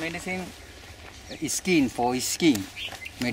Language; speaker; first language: English; non-native, learner; Sinhala